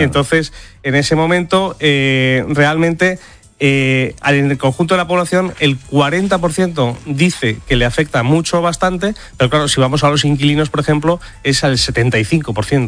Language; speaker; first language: Spanish; native; Spanish